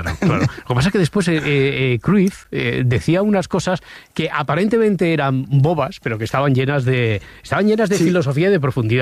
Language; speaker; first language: Spanish; native; Spanish